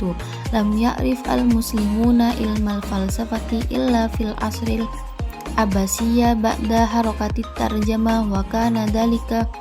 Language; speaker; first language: Arabic; non-native, learner; Indonesian